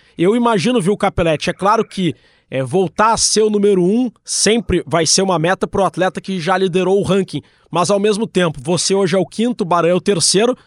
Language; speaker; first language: Portuguese; native; Portuguese